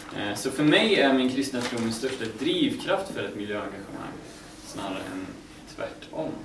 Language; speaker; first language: Swedish; native; Swedish